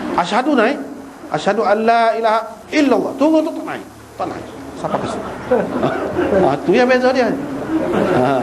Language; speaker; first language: Malay; native; Malay